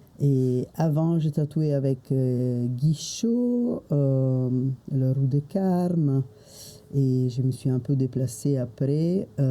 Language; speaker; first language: French; non-native, fluent; Italian